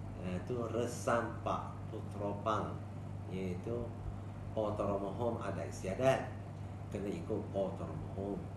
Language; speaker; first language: Malay; non-native, local second language; Chinese